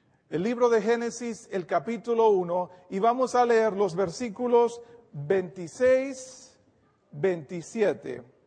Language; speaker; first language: Spanish; native; Spanish